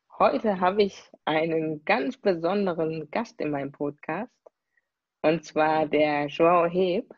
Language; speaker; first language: German; native; German